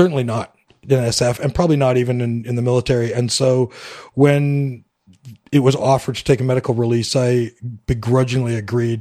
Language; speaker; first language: English; native; English